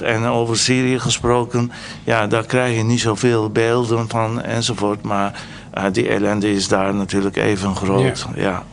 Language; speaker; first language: Dutch; non-native, fluent; Turkish